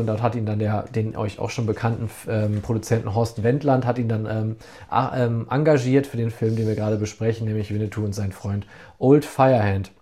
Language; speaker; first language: German; native; German